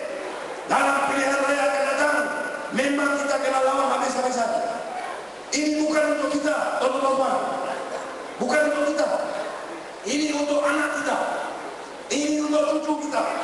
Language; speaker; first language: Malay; non-native, local second language; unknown